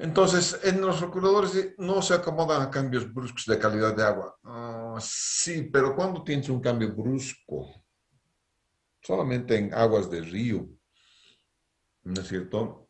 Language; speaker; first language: Spanish; native; Spanish